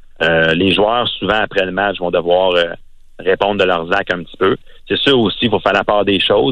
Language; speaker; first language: French; native; French